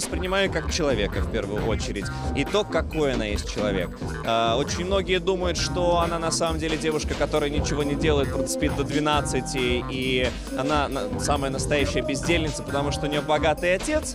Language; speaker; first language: Russian; native; Russian